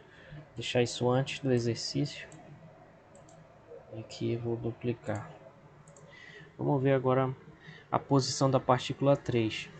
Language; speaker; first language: Portuguese; native; Portuguese